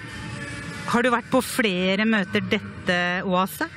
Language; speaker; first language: Norwegian; native; Norwegian